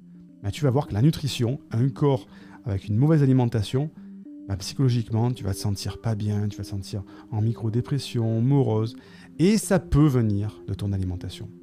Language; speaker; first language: French; native; French